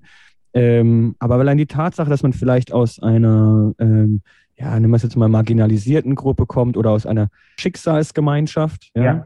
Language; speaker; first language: German; native; German